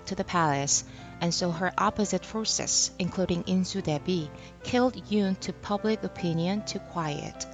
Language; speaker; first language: English; non-native, fluent; Korean